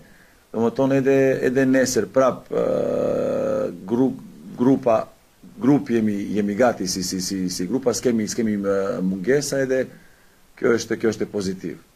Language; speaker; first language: Albanian; non-native, learner; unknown